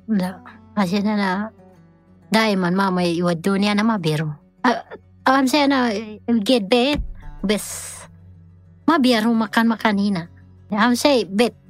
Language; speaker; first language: Arabic; non-native, learner; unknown